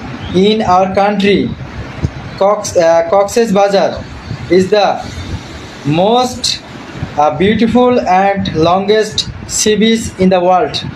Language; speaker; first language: English; non-native, learner; Bangla